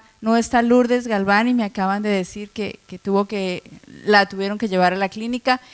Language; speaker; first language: Spanish; native; Spanish